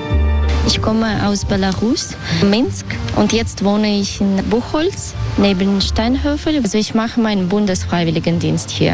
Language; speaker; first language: German; non-native, learner; Russian